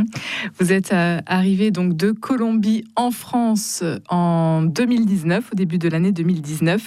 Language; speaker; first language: French; native; French